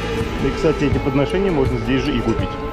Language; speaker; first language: Russian; native; Russian